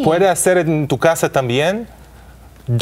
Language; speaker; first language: Spanish; non-native, learner; Hebrew